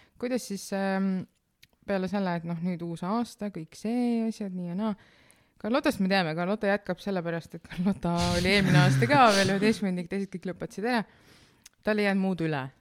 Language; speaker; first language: Estonian; native; Estonian